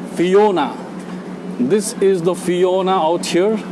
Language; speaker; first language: English; non-native, local second language; Nepali